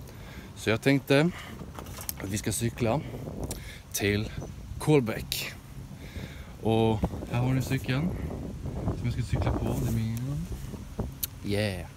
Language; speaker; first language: Swedish; native; Swedish